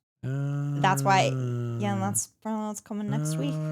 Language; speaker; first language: English; native; English